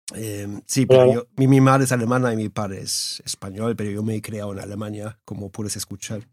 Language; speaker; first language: Spanish; early bilingual, heritage; Spanish